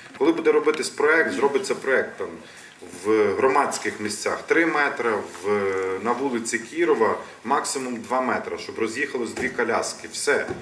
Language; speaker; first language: Ukrainian; native; Ukrainian